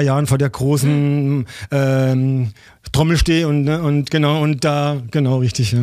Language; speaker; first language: German; native; German